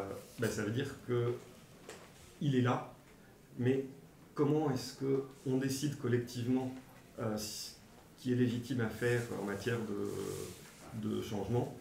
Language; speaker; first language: French; native; French